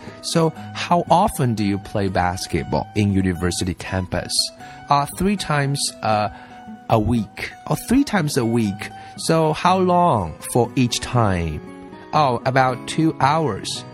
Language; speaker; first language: English; non-native, fluent; Chinese